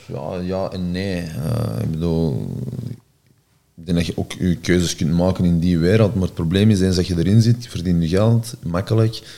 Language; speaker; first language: Dutch; native; Dutch